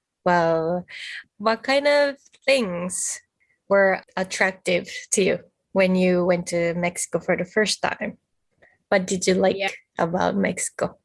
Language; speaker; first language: English; non-native, fluent; Japanese